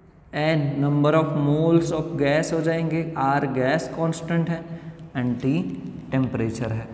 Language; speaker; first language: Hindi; non-native, local second language; Gujarati